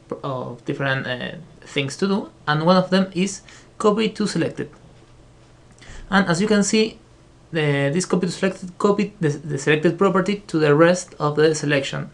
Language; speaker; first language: English; non-native, fluent; Spanish